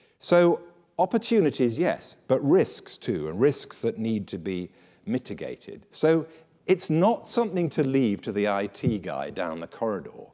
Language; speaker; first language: English; native; English